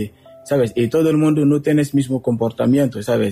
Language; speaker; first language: Spanish; non-native, learner; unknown